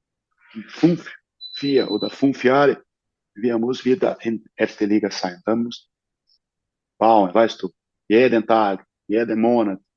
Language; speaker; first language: German; non-native, learner; Portuguese